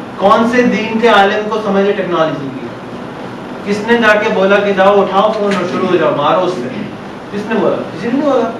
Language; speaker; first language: Urdu; native; Urdu